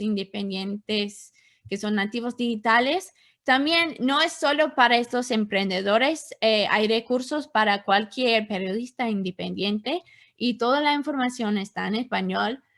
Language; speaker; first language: Spanish; non-native, fluent; English